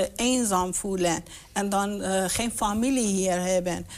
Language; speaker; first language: Dutch; non-native, learner; Persian